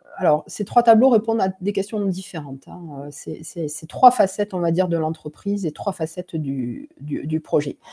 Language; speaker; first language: French; native; French